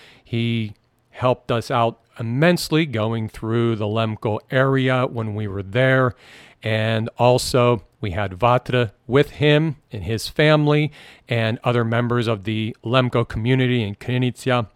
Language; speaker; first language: English; native; English